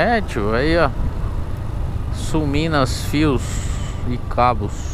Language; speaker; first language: Portuguese; native; Portuguese